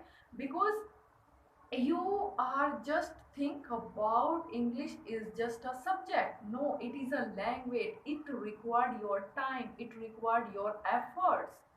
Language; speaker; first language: English; non-native, learner; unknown